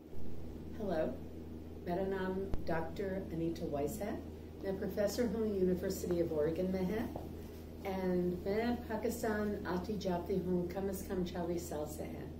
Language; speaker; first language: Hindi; non-native, learner; English